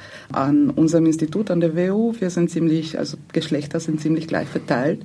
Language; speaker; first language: German; non-native, fluent; Croatian